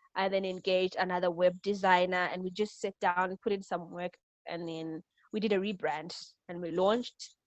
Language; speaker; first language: English; non-native, local second language; Shona